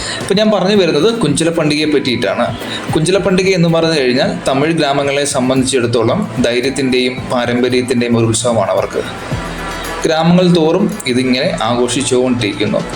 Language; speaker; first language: Malayalam; native; Malayalam